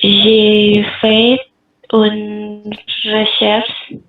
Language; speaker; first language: French; non-native, learner; Indonesian